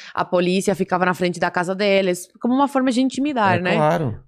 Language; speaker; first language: Portuguese; early bilingual, other home language; Spanish